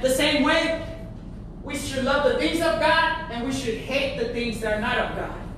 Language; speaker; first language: English; early bilingual, other home language; Spanish